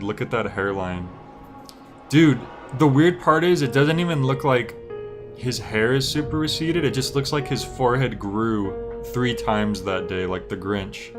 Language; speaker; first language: English; native; English